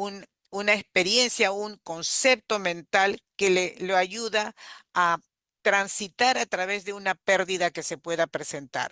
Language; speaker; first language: Spanish; native; Spanish